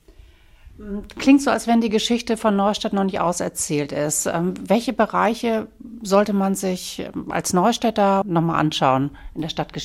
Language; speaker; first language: German; native; German